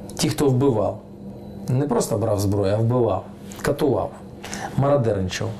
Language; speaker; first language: Ukrainian; non-native, local second language; Russian